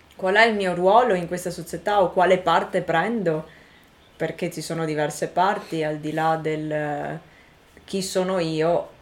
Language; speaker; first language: Italian; native; Italian